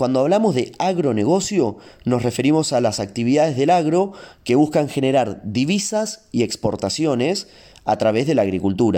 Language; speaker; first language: Spanish; native; Spanish